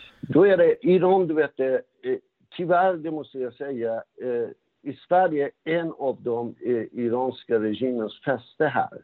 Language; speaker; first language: Swedish; non-native, fluent; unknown